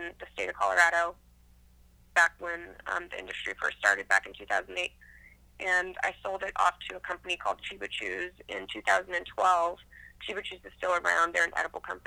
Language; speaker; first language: English; native; English